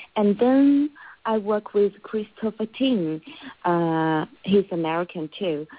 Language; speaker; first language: English; non-native, learner; Chinese